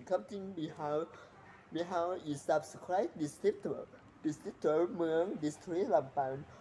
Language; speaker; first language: English; non-native, learner; Thai